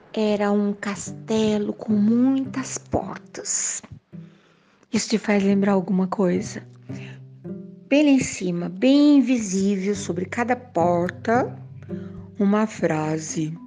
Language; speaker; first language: Portuguese; native; Portuguese